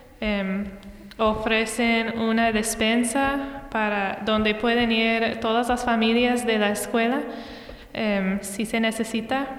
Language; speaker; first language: Spanish; non-native, fluent; English